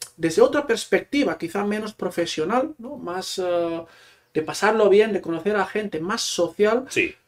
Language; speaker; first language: Spanish; non-native, local second language; Catalan